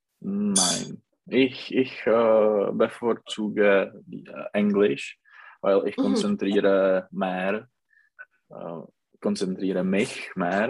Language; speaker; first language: German; non-native, learner; Czech